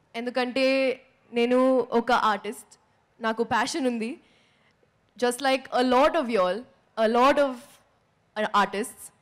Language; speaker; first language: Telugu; non-native, local second language; Hindi